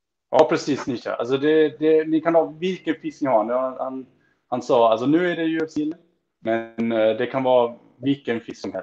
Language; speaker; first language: Swedish; early bilingual, heritage; Swedish